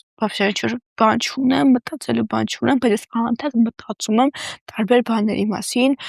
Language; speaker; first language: Armenian; early bilingual, heritage; Armenian